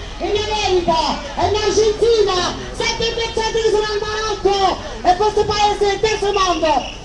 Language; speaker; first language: Italian; non-native, local second language; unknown